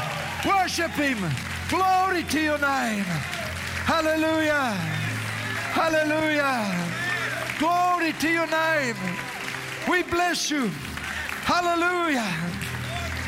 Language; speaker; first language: English; non-native, local second language; Afrikaans